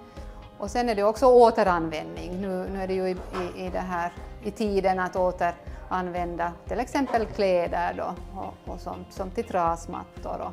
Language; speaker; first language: Swedish; native; Swedish